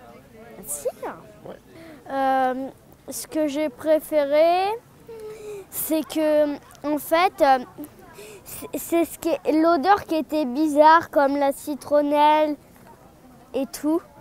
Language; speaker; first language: French; native; French